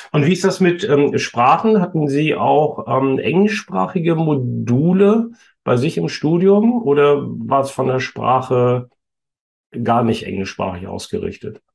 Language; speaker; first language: German; native; German